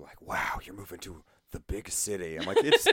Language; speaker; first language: English; native; English